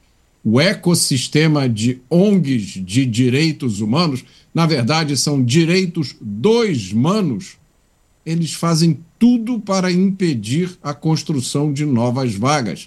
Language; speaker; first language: Portuguese; native; Portuguese